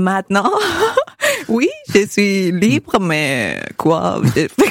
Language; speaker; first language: French; non-native, learner; Persian